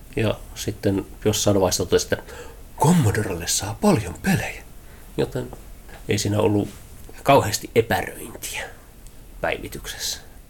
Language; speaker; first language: Finnish; early bilingual, heritage; Finnish